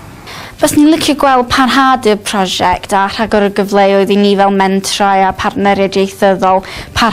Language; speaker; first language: Welsh; native; Welsh